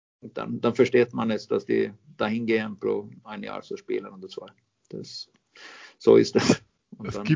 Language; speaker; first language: German; non-native, fluent; Swedish